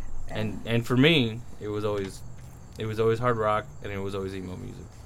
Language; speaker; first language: English; early bilingual, other home language; Spanish